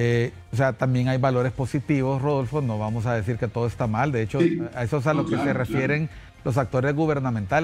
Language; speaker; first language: Spanish; native; Spanish